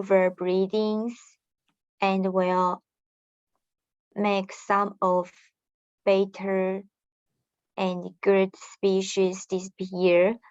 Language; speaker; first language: English; non-native, learner; Chinese